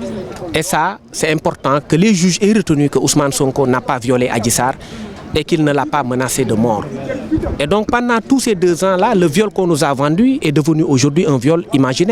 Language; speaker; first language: French; non-native, local second language; Wolof